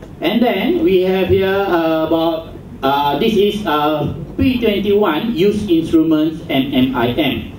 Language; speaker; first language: English; non-native, local second language; Malay